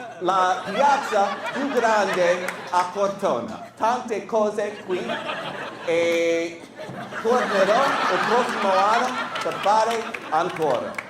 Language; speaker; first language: Italian; non-native, fluent; English